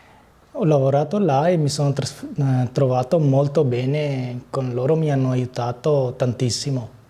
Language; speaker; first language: Italian; early bilingual, other home language; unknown